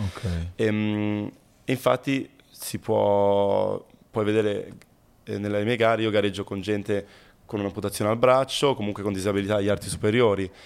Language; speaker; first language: Italian; native; Italian